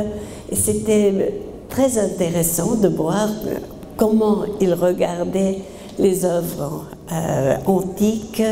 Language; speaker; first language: French; non-native, fluent; German